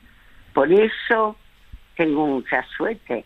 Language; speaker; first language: Spanish; early bilingual, other home language; French